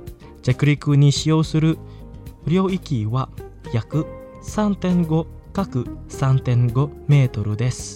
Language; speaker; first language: Japanese; non-native, fluent; Indonesian